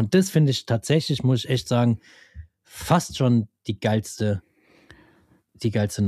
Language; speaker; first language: German; native; German